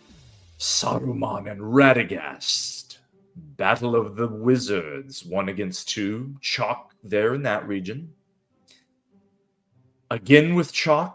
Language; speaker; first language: English; native; English